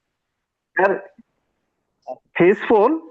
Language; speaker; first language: English; non-native, learner; Bangla